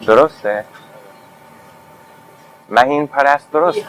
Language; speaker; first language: Persian; non-native, fluent; English